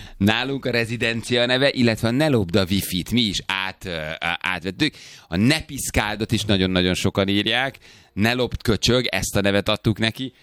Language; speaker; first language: Hungarian; native; Hungarian